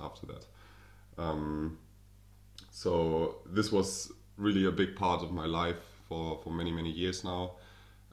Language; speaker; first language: English; non-native, fluent; German